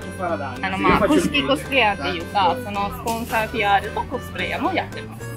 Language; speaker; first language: Japanese; non-native, fluent; Italian